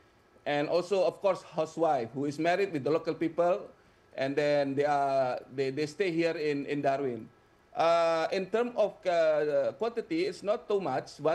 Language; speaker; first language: English; non-native, fluent; Indonesian